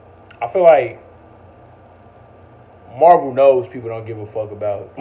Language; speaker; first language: English; native; English